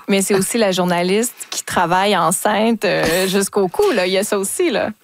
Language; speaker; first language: French; native; French